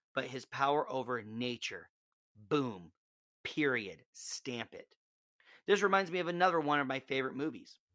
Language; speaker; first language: English; native; English